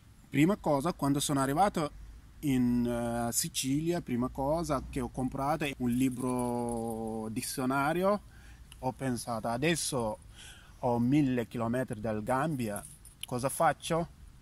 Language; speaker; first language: Italian; non-native, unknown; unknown